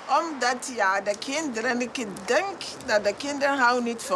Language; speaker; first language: Dutch; non-native, learner; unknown